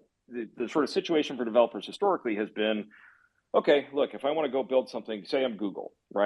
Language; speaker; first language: English; native; English